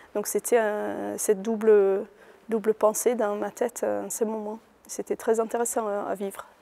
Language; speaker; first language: French; non-native, fluent; Hungarian